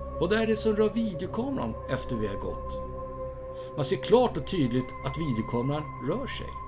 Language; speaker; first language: Swedish; native; Swedish